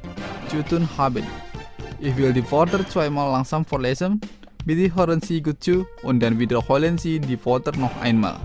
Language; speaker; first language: German; non-native, fluent; Indonesian